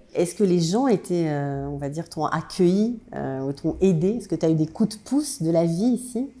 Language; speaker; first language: French; native; French